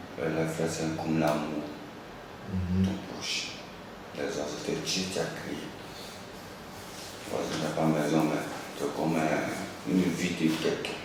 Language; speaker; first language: French; non-native, local second language; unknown